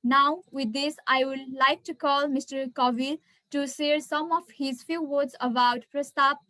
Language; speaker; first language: English; non-native, local second language; Nepali